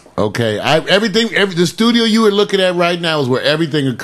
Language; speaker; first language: English; native; English